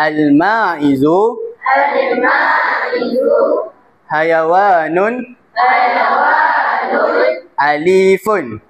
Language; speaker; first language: Arabic; non-native, learner; Malay